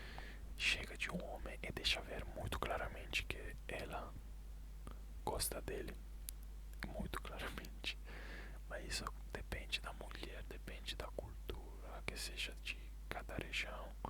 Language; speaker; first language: Portuguese; non-native, fluent; Italian